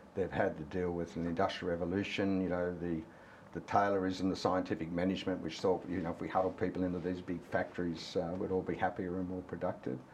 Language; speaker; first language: English; native; English